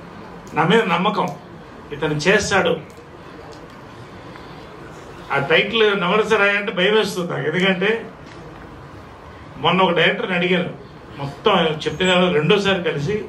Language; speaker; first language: Telugu; native; Telugu